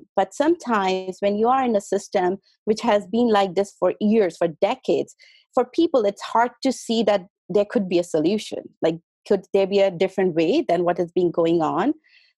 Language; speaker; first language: English; non-native, local second language; Hindi